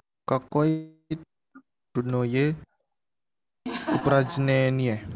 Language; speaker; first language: Russian; non-native, learner; Indonesian